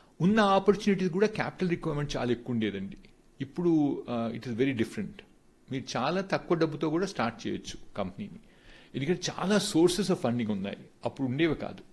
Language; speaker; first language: Telugu; native; Telugu